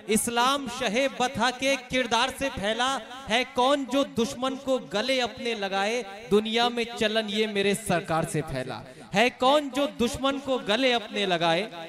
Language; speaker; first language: Urdu; native; Urdu